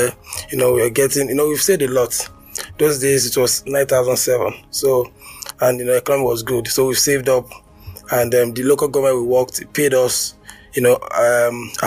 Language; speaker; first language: English; non-native, local second language; Yoruba